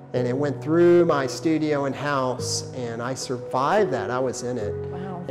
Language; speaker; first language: English; native; English